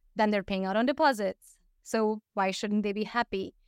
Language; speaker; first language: English; non-native, fluent; Hindi